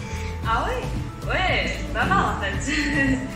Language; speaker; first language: French; non-native, fluent; Chinese